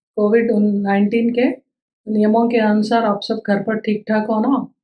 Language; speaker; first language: Hindi; non-native, local second language; Telugu